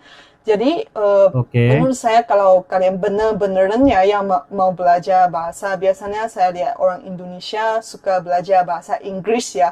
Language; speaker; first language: Indonesian; non-native, fluent; Chinese